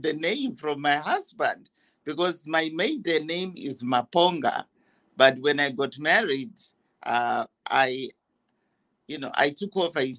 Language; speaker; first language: English; non-native, local second language; Shona